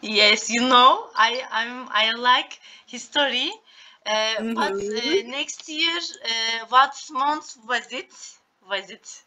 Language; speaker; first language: English; non-native, learner; Turkish